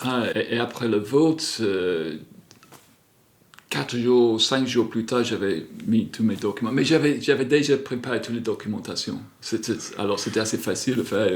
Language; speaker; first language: French; non-native, fluent; English